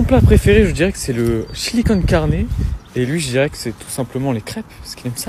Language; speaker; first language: French; native; French